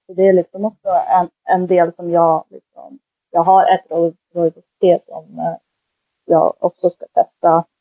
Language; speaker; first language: Swedish; early bilingual, other home language; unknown